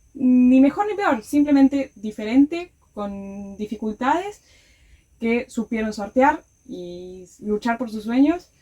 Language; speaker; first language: Spanish; native; Spanish